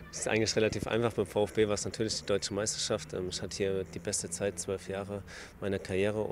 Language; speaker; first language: German; native; German